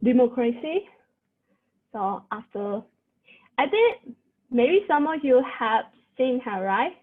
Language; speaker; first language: English; non-native, fluent; Burmese